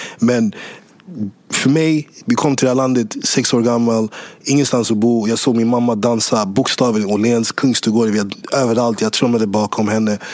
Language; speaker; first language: Swedish; early bilingual, other home language; English